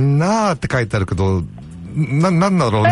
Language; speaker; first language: Japanese; native; Japanese